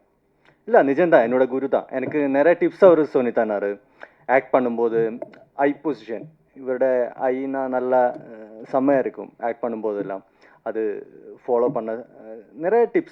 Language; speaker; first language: Tamil; non-native, fluent; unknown